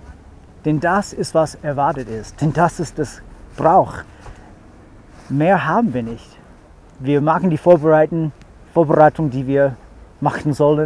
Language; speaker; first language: German; non-native, fluent; English